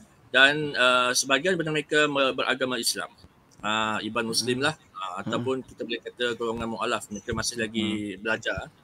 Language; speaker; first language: Malay; native; Malay